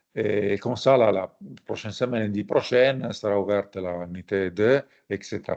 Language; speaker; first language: French; non-native, fluent; Italian